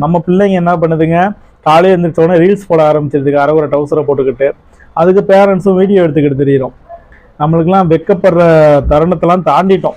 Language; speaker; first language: Tamil; native; Tamil